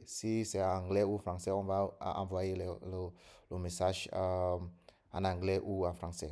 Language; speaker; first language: French; non-native, fluent; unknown